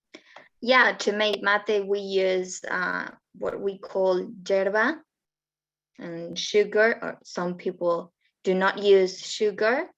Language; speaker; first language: English; non-native, learner; Spanish